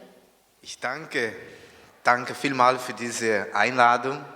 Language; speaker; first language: German; non-native, fluent; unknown